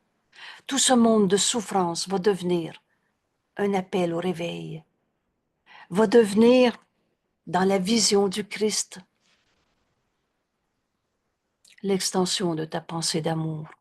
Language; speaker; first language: French; native; French